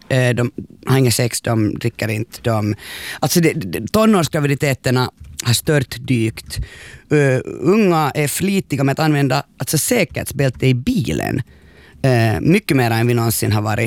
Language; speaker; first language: Swedish; native; Swedish